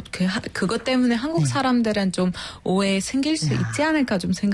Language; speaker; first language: Korean; non-native, fluent; Arabic